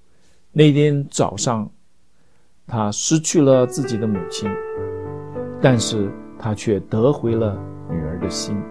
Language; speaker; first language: Chinese; native; Chinese